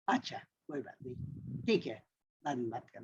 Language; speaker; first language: Hindi; native; Hindi